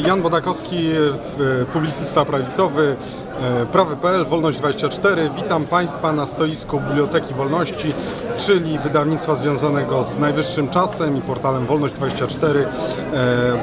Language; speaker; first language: Polish; native; Polish